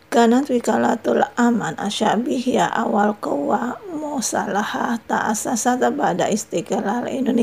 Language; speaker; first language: Arabic; non-native, fluent; Indonesian